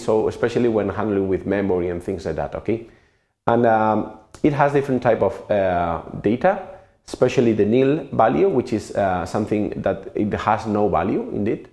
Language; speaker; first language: English; non-native, fluent; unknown